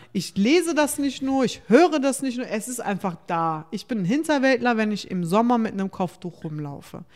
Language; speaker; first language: German; early bilingual, other home language; Turkish